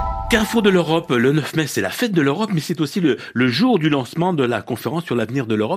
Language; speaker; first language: French; native; French